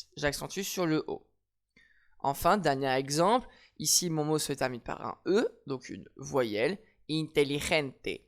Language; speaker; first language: French; native; French